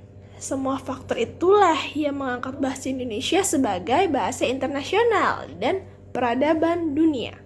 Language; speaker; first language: Indonesian; native; Indonesian